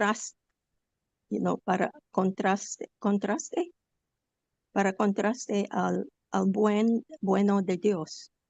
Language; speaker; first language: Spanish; non-native, learner; English